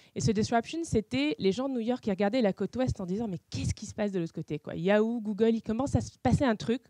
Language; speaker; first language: French; non-native, local second language; Arabic